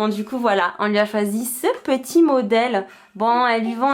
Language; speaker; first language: French; native; French